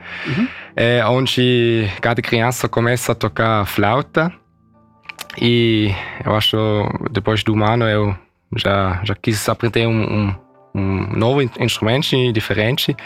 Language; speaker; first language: Portuguese; early bilingual, heritage; Portuguese